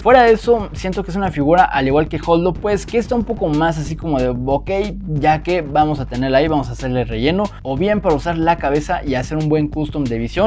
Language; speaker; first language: Spanish; native; Spanish